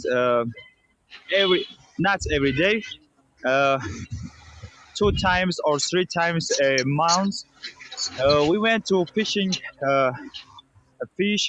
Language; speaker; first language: English; non-native, learner; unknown